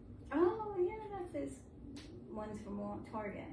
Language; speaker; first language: English; native; English